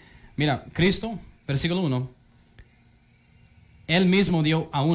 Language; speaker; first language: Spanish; early bilingual, heritage; English